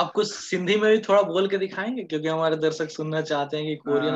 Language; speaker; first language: Hindi; native; Hindi